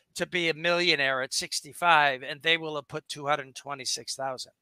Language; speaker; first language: English; native; English